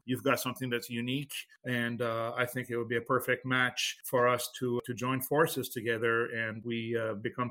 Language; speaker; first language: English; non-native, fluent; French